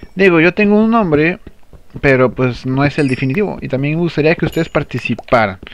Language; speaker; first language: Spanish; native; Spanish